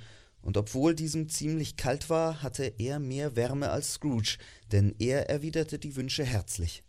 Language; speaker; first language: German; native; German